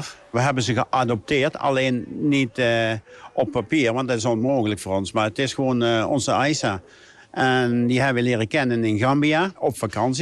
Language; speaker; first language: Dutch; native; Dutch